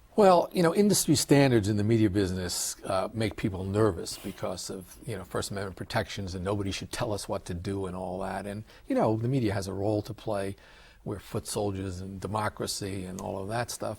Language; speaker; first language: English; native; English